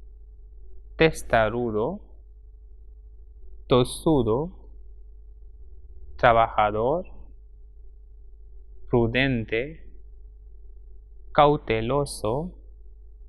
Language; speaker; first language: Spanish; non-native, fluent; Hindi